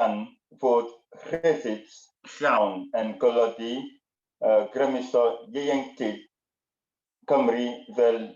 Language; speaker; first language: Welsh; non-native, learner; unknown